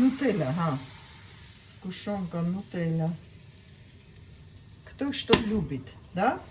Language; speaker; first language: Russian; non-native, fluent; Armenian